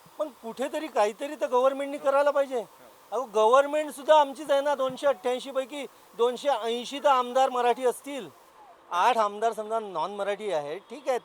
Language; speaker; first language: Marathi; native; Marathi